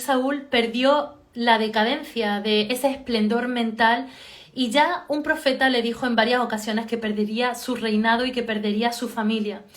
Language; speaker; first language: Spanish; native; Spanish